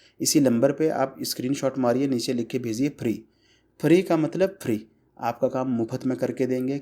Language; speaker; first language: Hindi; non-native, fluent; Bangla